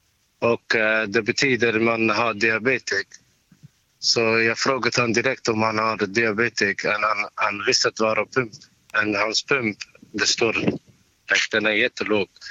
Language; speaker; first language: Swedish; non-native, learner; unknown